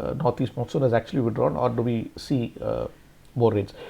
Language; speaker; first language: English; non-native, local second language; Tamil